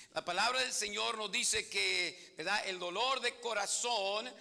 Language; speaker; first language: Spanish; early bilingual, heritage; Spanish